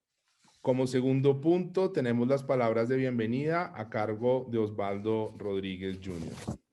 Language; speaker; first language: Spanish; native; Spanish